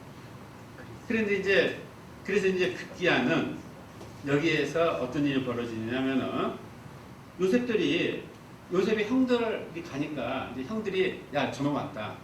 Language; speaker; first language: Korean; native; Korean